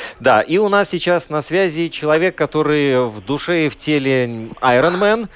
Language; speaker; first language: Russian; native; Russian